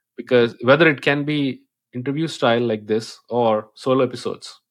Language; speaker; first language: English; non-native, local second language; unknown